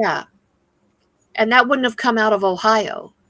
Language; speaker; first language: English; native; English